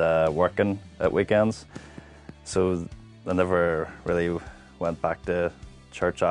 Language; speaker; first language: English; native; English